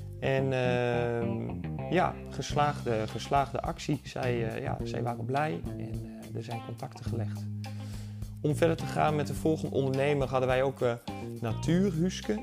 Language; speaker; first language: Dutch; native; Dutch